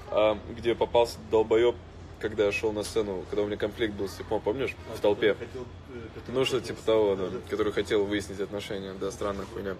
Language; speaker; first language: Russian; native; Russian